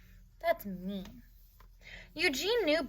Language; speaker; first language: English; native; English